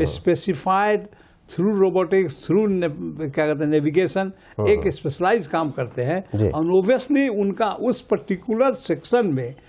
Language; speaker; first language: Hindi; native; Hindi